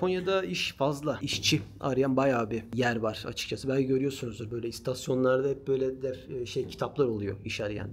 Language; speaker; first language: Turkish; native; Turkish